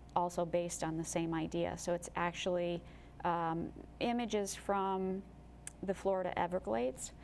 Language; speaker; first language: English; native; English